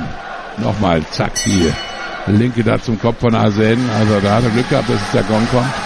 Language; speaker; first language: German; native; German